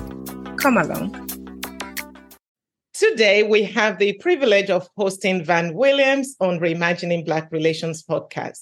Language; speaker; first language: English; native; English